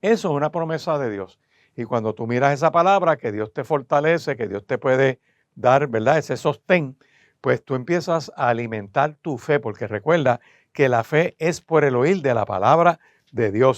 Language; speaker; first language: Spanish; native; Spanish